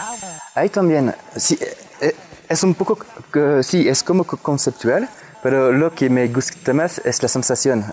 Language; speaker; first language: Spanish; non-native, fluent; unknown